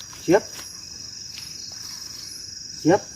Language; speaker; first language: Indonesian; native; Indonesian